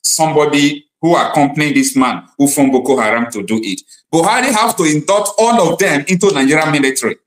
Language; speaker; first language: English; non-native, local second language; Igbo